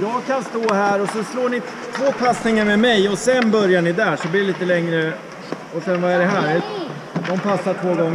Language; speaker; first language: Swedish; native; Swedish